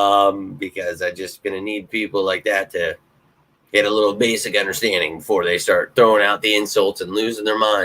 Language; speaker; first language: English; native; English